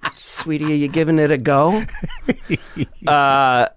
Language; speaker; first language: English; native; English